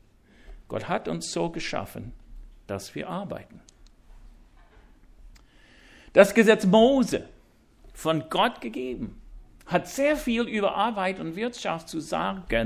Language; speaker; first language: German; non-native, fluent; English